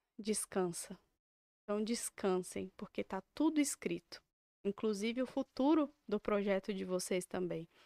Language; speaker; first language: Portuguese; native; Portuguese